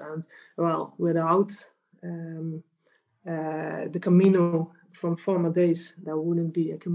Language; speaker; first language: English; non-native, fluent; Dutch